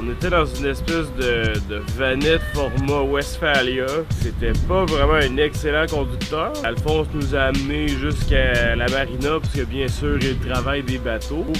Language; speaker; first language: French; native; French